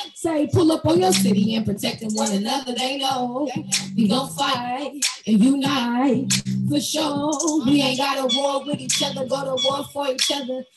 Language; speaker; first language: English; native; English